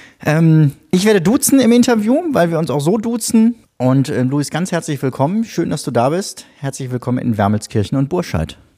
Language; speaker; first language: German; native; German